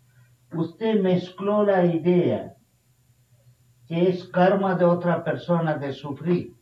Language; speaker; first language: Spanish; non-native, fluent; Bangla